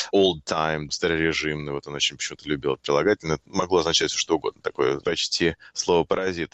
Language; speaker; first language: Russian; native; Russian